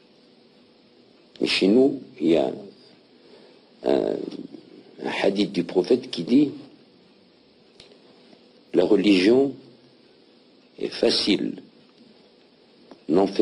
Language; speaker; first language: French; non-native, local second language; Arabic